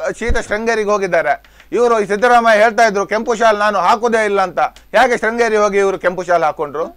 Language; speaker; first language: Kannada; native; Kannada